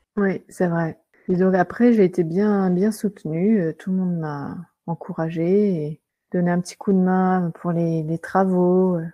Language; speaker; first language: French; native; French